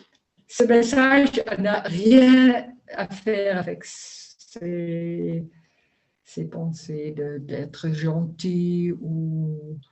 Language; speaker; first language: French; non-native, learner; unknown